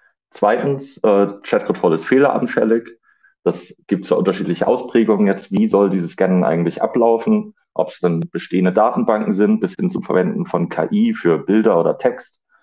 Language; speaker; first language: German; native; German